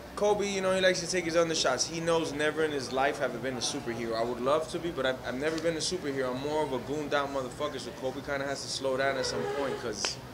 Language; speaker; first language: English; early bilingual, other home language; Spanish